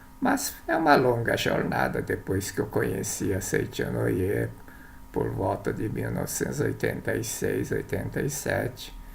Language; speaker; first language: Portuguese; early bilingual, other home language; Japanese